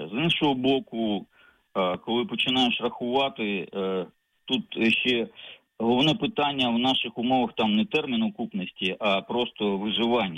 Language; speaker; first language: Ukrainian; native; Ukrainian